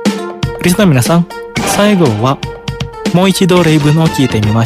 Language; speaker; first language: Japanese; non-native, fluent; Indonesian